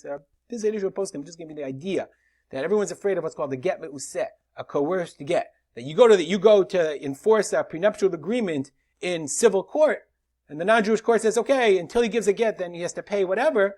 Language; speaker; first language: English; native; English